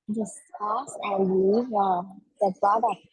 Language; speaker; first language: English; non-native, learner; Vietnamese